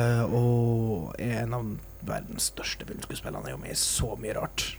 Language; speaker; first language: Norwegian; native; Norwegian